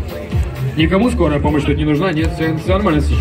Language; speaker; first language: Russian; native; Russian